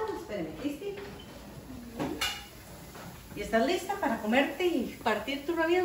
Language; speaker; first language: Spanish; native; Spanish